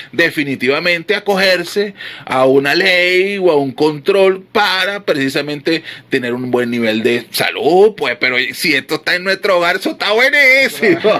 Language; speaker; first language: Spanish; native; Spanish